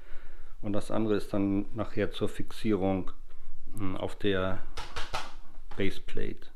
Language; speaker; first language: German; native; German